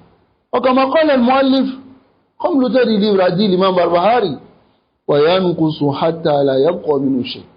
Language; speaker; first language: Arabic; non-native, fluent; French